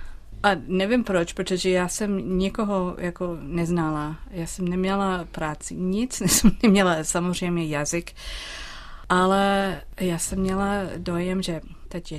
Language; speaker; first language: Czech; non-native, fluent; English